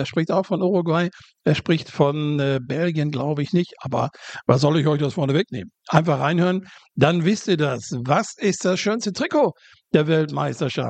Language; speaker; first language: German; native; German